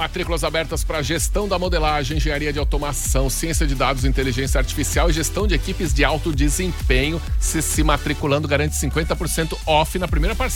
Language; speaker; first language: Portuguese; native; Portuguese